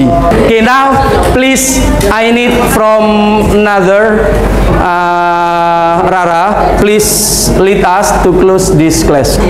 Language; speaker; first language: English; non-native, fluent; Indonesian